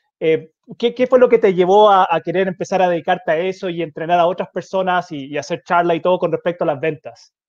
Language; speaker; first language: Spanish; native; Spanish